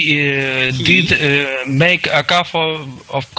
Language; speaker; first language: English; non-native, learner; Spanish